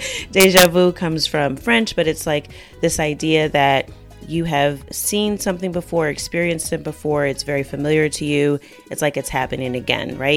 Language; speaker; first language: English; native; English